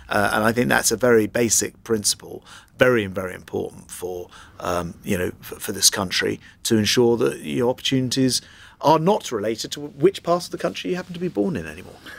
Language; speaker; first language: English; native; English